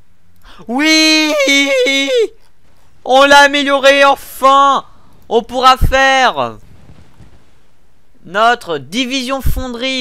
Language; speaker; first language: French; native; French